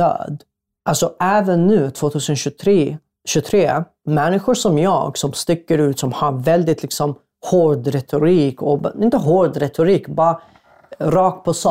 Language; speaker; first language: Swedish; non-native, fluent; Arabic